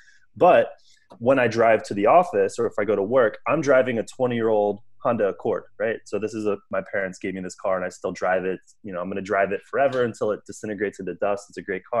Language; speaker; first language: English; native; English